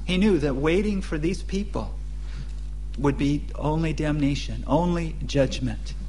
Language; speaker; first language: English; native; English